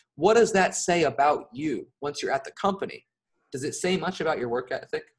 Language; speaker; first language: English; native; English